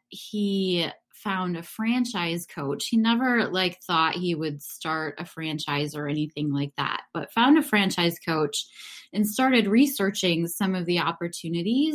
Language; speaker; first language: English; native; English